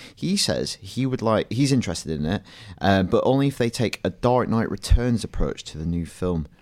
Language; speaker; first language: English; native; English